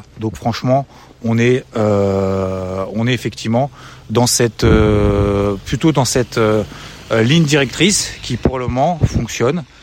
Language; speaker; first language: French; native; French